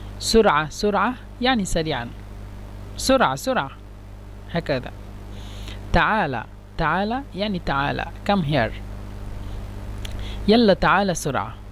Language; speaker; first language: Egyptian Arabic; non-native, learner; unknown